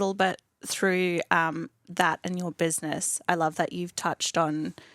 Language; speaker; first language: English; native; English